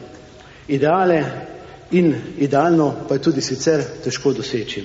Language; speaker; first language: Slovenian; native; Slovenian